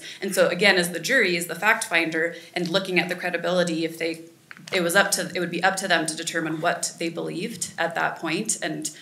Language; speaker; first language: English; native; English